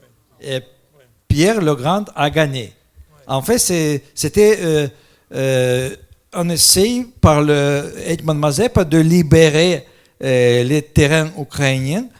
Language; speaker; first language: French; non-native, fluent; Russian